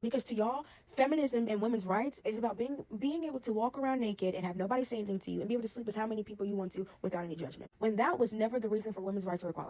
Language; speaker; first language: English; native; English